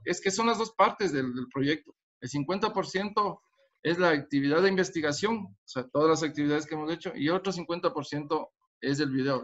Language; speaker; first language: Spanish; native; Spanish